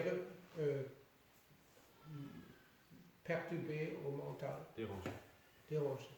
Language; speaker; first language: French; non-native, fluent; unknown